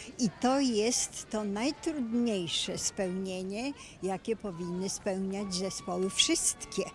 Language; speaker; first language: Polish; native; Polish